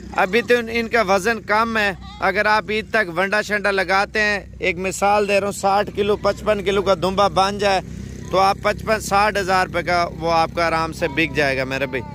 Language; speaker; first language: Urdu; non-native, local second language; Punjabi